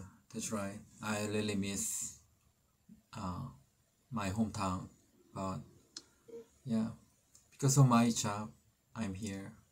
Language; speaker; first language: English; non-native, learner; Korean